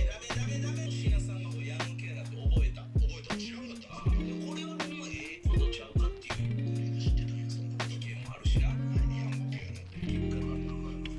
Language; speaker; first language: Japanese; native; Japanese